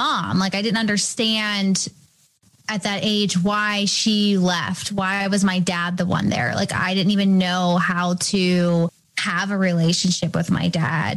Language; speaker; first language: English; native; English